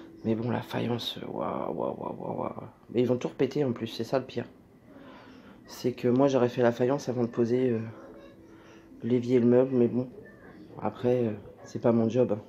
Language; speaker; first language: French; native; French